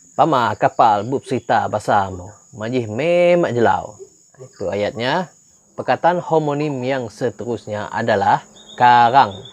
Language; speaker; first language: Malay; non-native, local second language; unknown